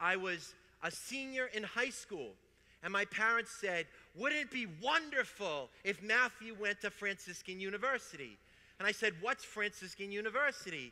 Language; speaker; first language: English; native; English